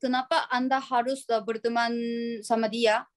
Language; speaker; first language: Indonesian; non-native, learner; Korean